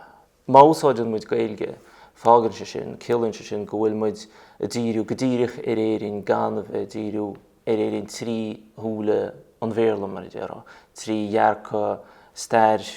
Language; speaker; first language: Irish; non-native, fluent; Russian